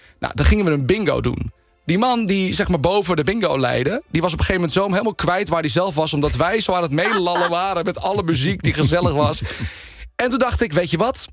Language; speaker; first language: Dutch; native; Dutch